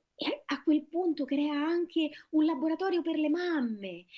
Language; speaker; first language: Italian; native; Italian